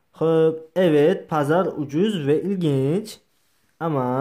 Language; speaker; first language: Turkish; non-native, learner; Uzbek